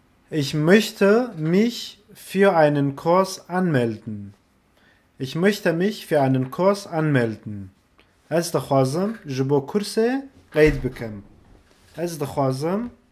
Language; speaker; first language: German; non-native, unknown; Central Kurdish